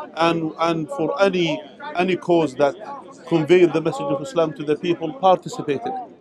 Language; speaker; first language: English; non-native, fluent; Arabic